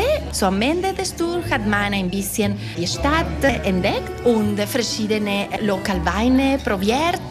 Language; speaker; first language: German; non-native, learner; Italian